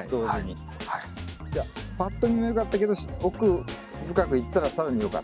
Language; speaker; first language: Japanese; native; Japanese